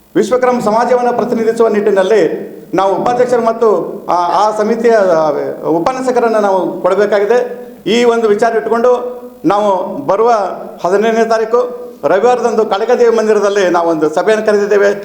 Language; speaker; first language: Kannada; native; Kannada